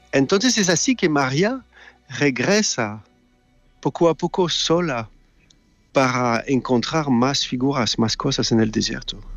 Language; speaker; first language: Spanish; non-native, fluent; French